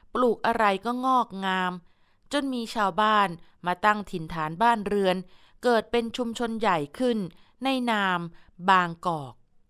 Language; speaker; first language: Thai; native; Thai